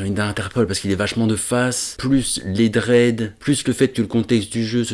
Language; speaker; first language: French; native; French